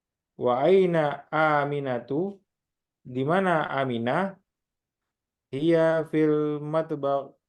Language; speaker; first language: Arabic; non-native, learner; Indonesian